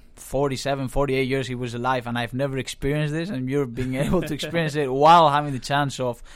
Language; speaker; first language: English; non-native, fluent; Spanish